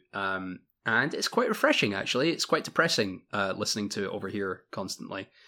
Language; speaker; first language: English; native; English